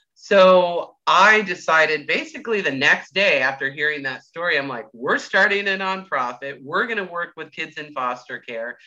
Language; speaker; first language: English; native; English